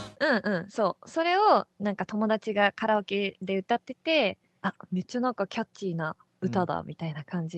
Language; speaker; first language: Japanese; native; Japanese